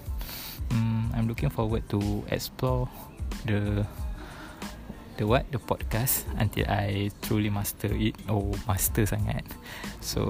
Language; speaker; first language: English; non-native, local second language; Malay